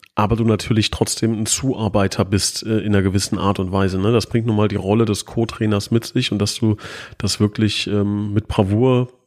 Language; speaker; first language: German; native; German